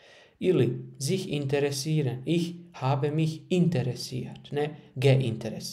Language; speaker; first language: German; non-native, fluent; Croatian